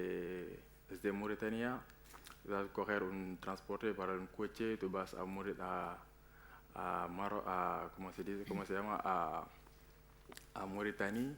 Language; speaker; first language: Spanish; non-native, learner; Wolof